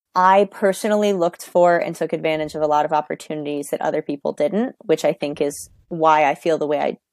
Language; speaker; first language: English; native; English